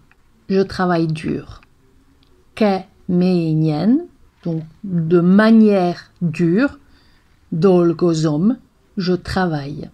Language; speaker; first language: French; non-native, fluent; Hungarian